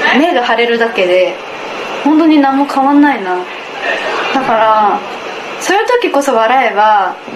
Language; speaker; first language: Japanese; non-native, fluent; Korean